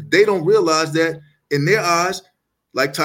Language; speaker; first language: English; native; English